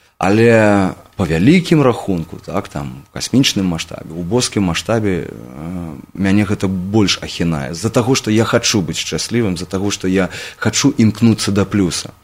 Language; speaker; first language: Belarusian; non-native, local second language; Russian